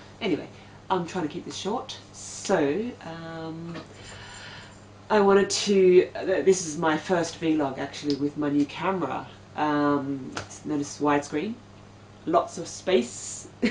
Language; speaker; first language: English; native; English